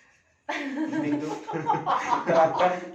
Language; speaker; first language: Indonesian; native; Indonesian